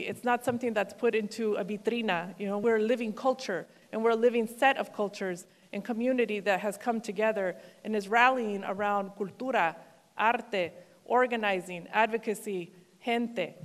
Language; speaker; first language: English; early bilingual, other home language; Spanish